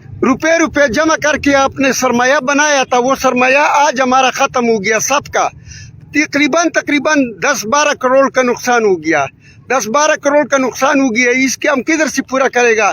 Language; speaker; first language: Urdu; non-native, local second language; Pashto